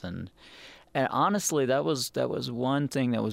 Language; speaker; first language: English; native; English